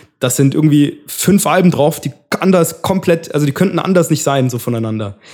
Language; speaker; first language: German; early bilingual, other home language; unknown